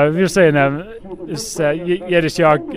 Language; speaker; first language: German; non-native, learner; English